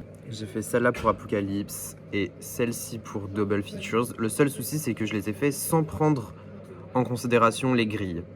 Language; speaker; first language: French; native; French